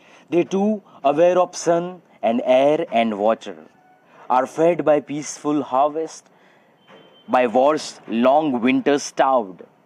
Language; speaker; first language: English; non-native, local second language; Gujarati